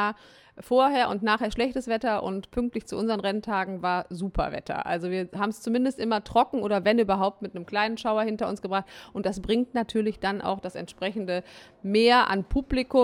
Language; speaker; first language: German; native; German